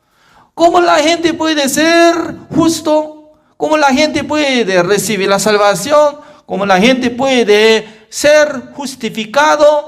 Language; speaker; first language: Spanish; non-native, fluent; Korean